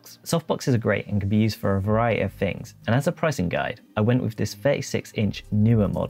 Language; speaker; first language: English; native; English